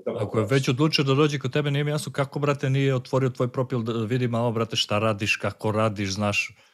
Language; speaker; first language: Serbian; native; Serbian